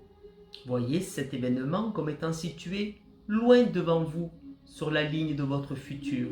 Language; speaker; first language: French; native; French